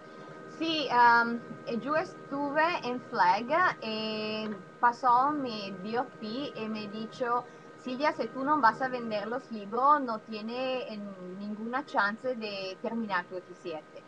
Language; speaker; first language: Spanish; non-native, learner; Italian